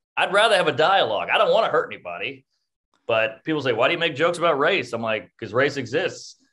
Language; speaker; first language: English; native; English